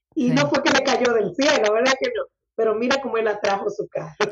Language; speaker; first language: Spanish; native; Spanish